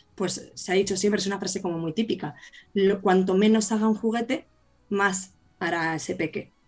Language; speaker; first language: Spanish; native; Spanish